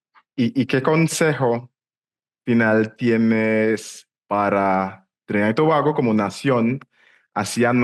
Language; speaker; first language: Spanish; non-native, fluent; English